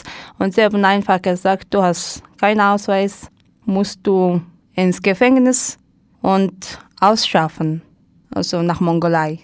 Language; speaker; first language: German; non-native, learner; Mongolian